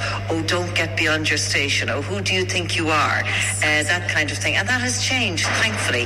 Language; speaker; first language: English; native; English